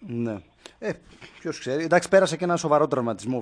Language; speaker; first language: Greek; native; Greek